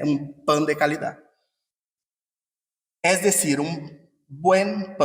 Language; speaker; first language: Spanish; non-native, fluent; Portuguese